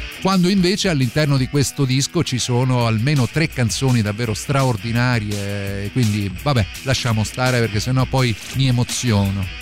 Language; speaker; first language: Italian; native; Italian